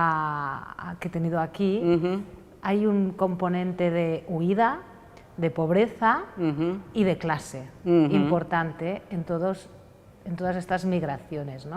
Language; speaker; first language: Spanish; non-native, local second language; Catalan